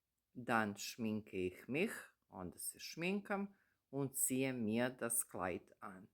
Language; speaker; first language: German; non-native, fluent; Serbian